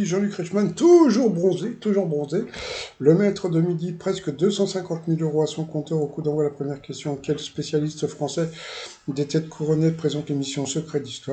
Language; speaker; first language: French; native; French